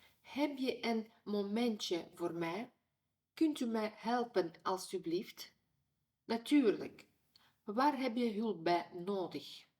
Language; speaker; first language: Dutch; non-native, fluent; Ukrainian